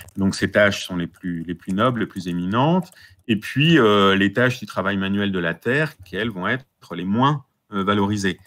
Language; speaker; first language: French; native; French